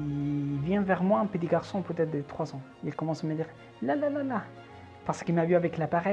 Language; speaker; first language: French; non-native, fluent; Spanish